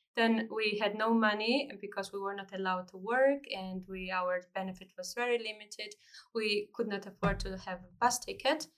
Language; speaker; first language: English; non-native, fluent; Georgian